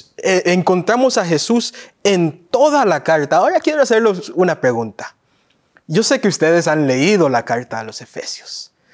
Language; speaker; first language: Spanish; early bilingual, heritage; Spanish